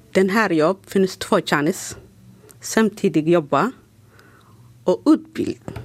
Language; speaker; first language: Swedish; non-native, learner; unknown